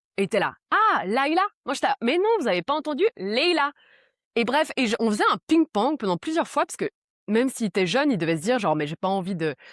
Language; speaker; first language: French; early bilingual, other home language; Portuguese